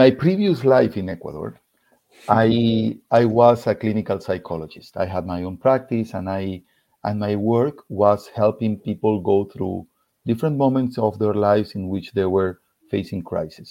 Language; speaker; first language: English; non-native, fluent; Spanish